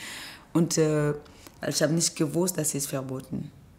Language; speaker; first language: German; non-native, learner; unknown